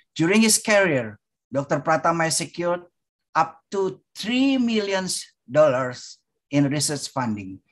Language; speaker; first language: English; non-native, fluent; Indonesian